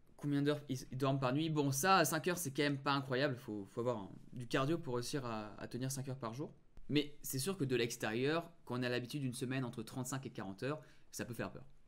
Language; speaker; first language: French; native; French